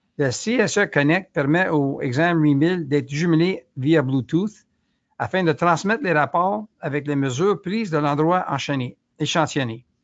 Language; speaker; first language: French; native; French